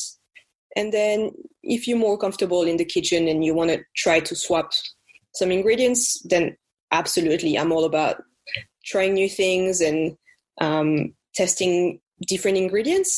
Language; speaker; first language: English; non-native, fluent; French